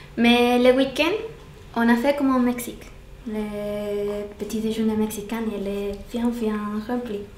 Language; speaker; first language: French; non-native, learner; Spanish